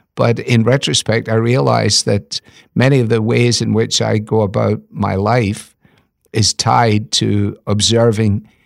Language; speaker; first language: English; native; English